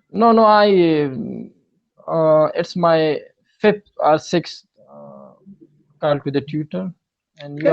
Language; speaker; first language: English; non-native, learner; Pashto